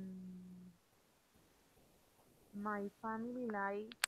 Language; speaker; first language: English; non-native, learner; Spanish